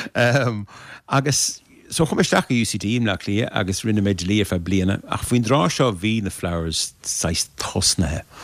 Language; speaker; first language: Irish; native; Irish